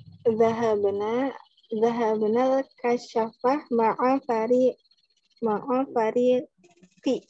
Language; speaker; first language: Arabic; non-native, learner; Indonesian